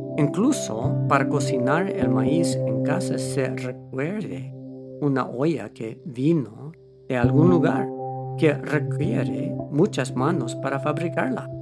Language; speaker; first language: Spanish; non-native, fluent; English